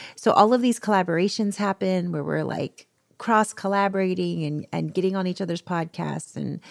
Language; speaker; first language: English; native; English